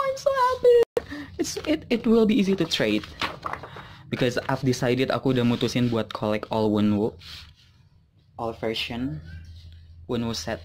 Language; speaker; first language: English; non-native, learner; Indonesian